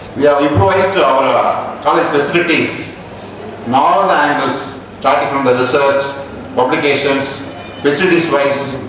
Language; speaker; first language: English; non-native, local second language; Kannada